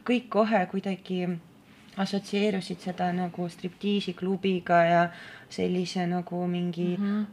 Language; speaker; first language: Estonian; non-native, local second language; Russian